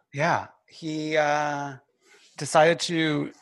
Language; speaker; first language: English; native; English